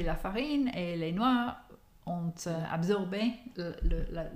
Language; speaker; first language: French; non-native, fluent; English